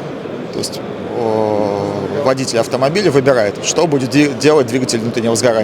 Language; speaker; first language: Russian; native; Russian